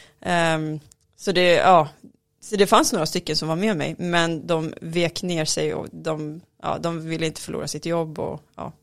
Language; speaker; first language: Swedish; early bilingual, other home language; Arabic